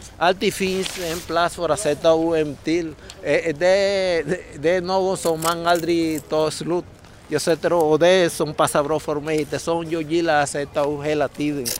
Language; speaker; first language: Swedish; non-native, learner; Spanish